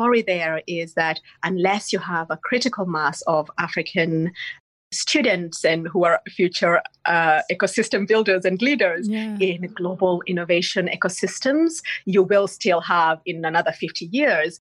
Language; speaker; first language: English; non-native, local second language; Gusii